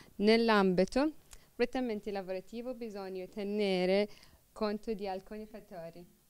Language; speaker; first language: Italian; non-native, learner; Arabic